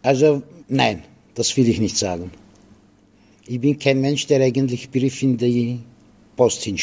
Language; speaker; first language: German; non-native, fluent; Aramaic